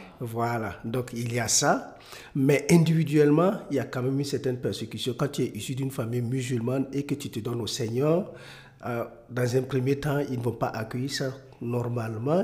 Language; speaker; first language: French; non-native, local second language; Mossi